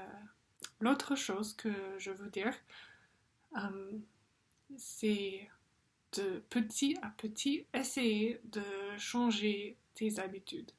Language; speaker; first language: French; non-native, fluent; English